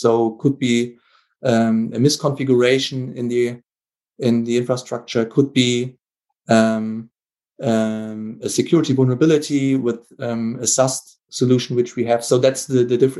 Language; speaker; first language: English; non-native, fluent; German